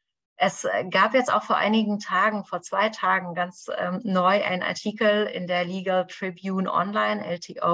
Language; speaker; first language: German; native; German